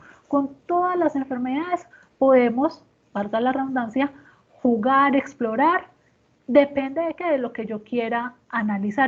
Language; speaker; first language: Spanish; native; Spanish